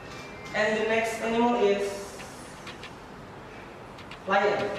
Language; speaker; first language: English; non-native, learner; Indonesian